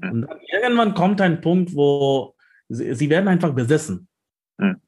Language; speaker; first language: German; non-native, learner; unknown